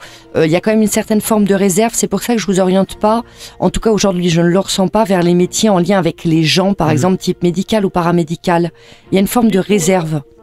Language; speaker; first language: French; native; French